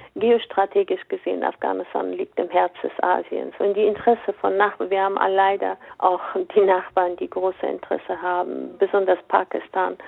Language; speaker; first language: German; non-native, fluent; Persian